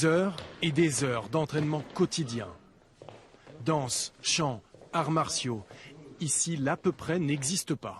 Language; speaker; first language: French; native; French